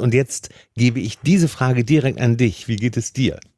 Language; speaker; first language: German; native; German